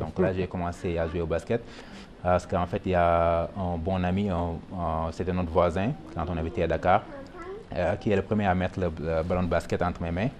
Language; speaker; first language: French; non-native, local second language; Wolof